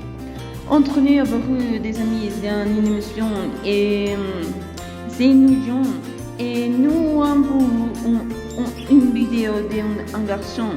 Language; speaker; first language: French; non-native, learner; Spanish